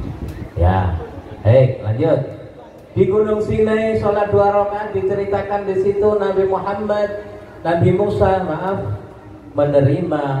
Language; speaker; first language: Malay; non-native, local second language; Javanese